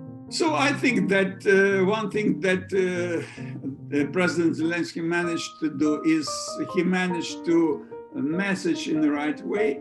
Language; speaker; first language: English; non-native, fluent; Ukrainian